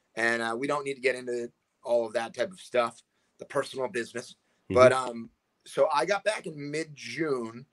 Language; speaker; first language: English; native; English